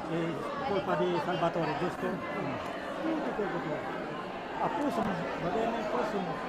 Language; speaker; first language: Italian; non-native, learner; Filipino